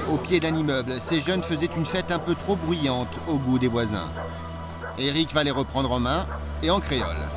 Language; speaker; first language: French; native; French